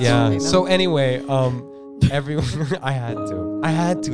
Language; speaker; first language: English; native; English